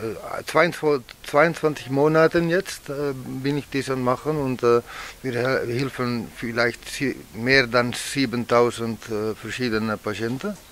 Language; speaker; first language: German; non-native, learner; Dutch